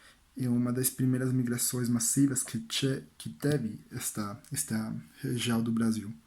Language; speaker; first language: Portuguese; non-native, learner; Spanish